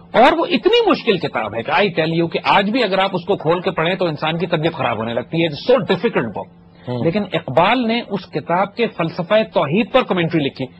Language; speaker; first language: Urdu; native; Urdu